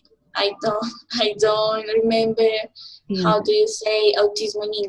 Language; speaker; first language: English; non-native, learner; Spanish